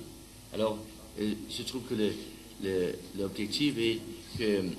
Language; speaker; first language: French; non-native, learner; Danish